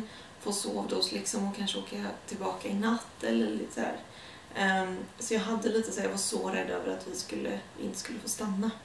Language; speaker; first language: Swedish; native; Swedish